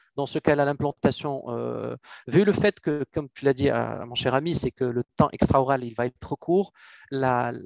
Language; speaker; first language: French; non-native, local second language; Arabic